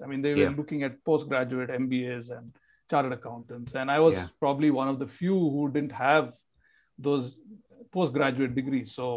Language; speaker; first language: English; non-native, local second language; Kannada